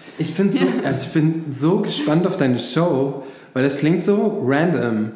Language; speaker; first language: German; native; German